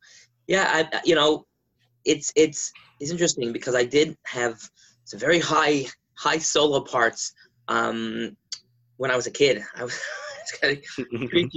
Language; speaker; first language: English; native; English